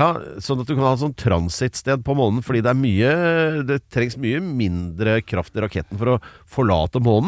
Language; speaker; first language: Norwegian; native; Norwegian